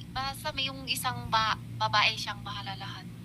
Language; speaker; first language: Filipino; non-native, learner; Chinese